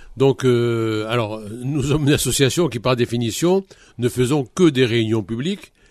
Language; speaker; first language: French; native; French